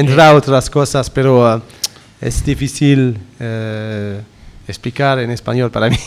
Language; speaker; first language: Spanish; non-native, learner; French